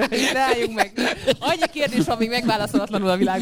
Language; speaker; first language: Hungarian; native; Hungarian